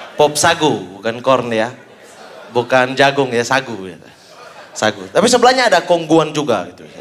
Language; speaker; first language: Indonesian; native; Indonesian